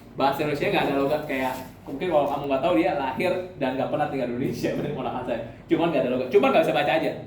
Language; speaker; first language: Indonesian; native; Indonesian